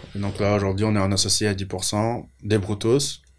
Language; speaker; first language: French; non-native, fluent; Portuguese